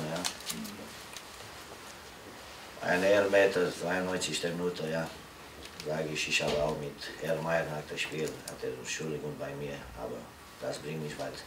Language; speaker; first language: German; non-native, learner; Romanian